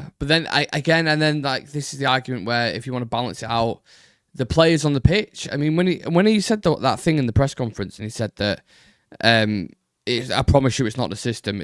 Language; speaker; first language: English; native; English